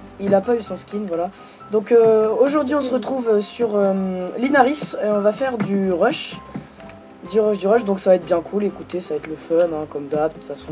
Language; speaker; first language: French; native; French